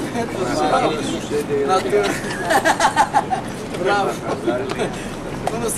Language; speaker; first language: Italian; non-native, learner; Portuguese